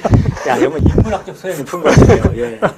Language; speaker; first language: Korean; native; Korean